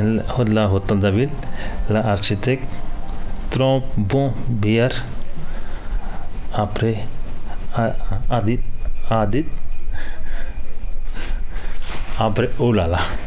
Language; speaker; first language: French; non-native, learner; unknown